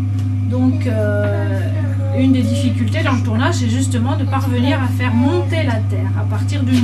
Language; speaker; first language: French; native; French